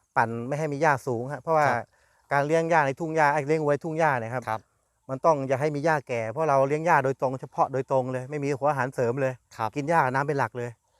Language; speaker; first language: Thai; native; Thai